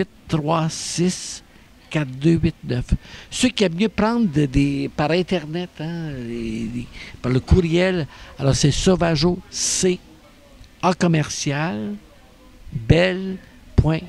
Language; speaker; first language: French; native; French